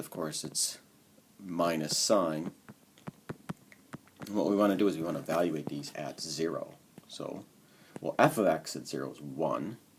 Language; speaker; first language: English; native; English